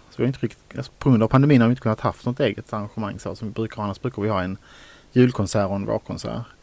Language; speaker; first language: Swedish; native; Swedish